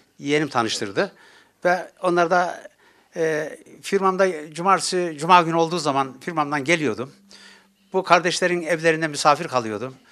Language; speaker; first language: Turkish; native; Turkish